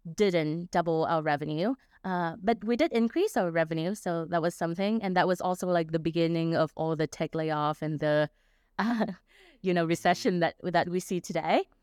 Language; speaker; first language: English; non-native, fluent; Vietnamese